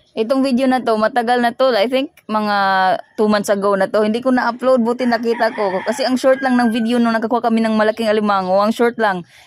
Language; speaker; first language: Filipino; non-native, local second language; Cebuano